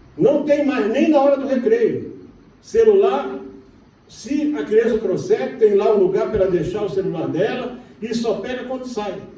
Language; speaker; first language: Portuguese; native; Portuguese